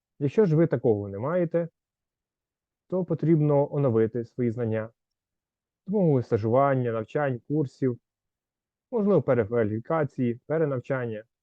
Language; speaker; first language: Ukrainian; native; Ukrainian